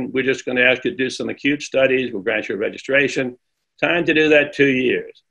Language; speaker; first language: English; native; English